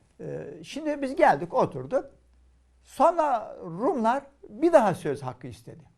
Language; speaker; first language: Turkish; non-native, fluent; Arabic